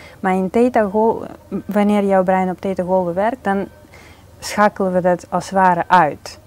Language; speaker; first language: Dutch; non-native, fluent; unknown